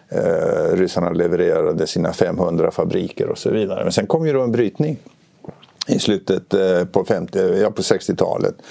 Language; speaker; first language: Swedish; native; Swedish